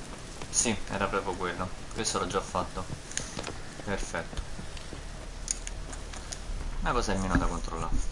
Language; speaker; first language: Italian; native; Italian